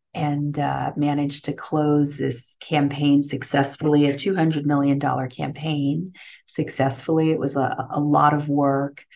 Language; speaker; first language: English; native; English